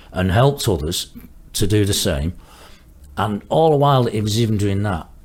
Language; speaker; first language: English; native; English